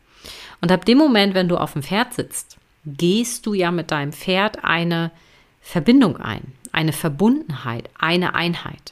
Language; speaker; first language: German; native; German